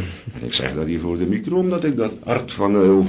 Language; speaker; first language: Dutch; native; Dutch